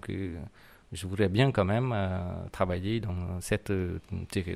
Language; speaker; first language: French; non-native, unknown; Vietnamese